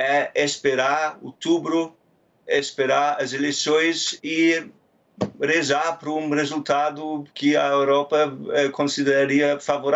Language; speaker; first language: Portuguese; non-native, fluent; German